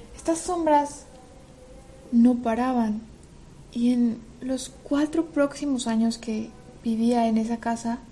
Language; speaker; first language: Spanish; early bilingual, other home language; Russian